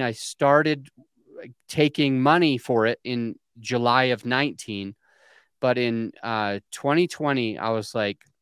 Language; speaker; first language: English; native; English